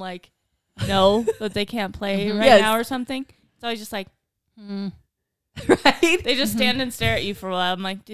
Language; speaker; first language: English; native; English